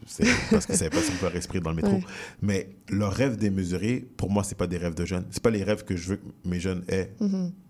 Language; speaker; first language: French; native; French